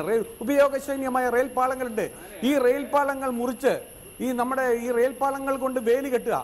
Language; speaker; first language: Malayalam; native; Malayalam